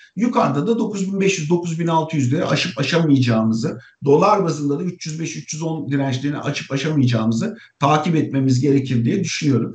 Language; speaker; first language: Turkish; native; Turkish